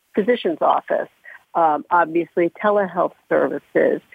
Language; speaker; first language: English; native; English